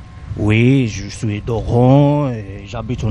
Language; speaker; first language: French; non-native, local second language; Arabic